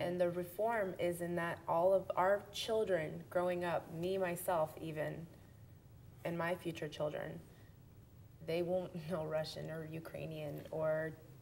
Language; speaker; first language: English; early bilingual, other home language; Russian